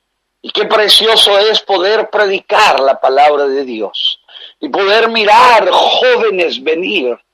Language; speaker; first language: Spanish; native; Spanish